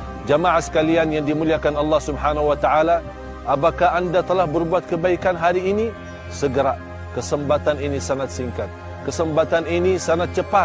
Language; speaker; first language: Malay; non-native, fluent; Arabic